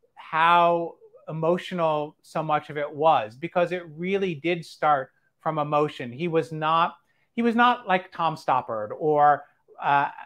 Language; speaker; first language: English; native; English